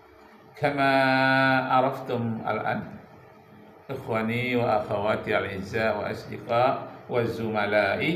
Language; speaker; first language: Arabic; non-native, learner; Indonesian